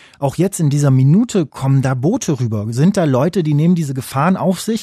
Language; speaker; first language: German; native; German